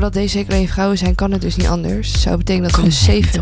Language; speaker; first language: Dutch; native; Dutch